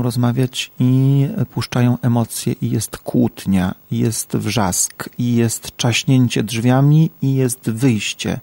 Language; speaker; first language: Polish; native; Polish